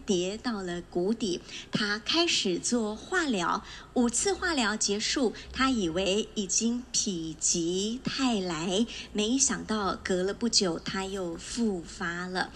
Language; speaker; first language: Chinese; native; Chinese